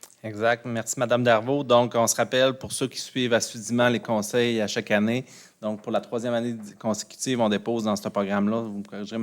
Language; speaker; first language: French; native; French